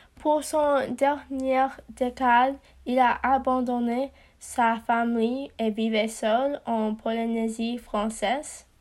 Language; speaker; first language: French; non-native, learner; English